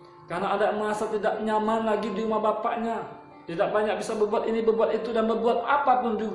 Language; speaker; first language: Indonesian; native; Indonesian